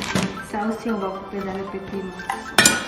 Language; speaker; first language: French; non-native, learner; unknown